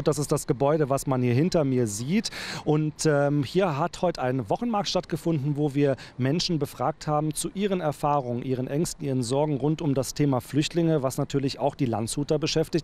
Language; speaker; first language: German; native; German